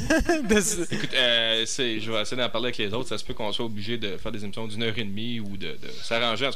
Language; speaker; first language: French; native; French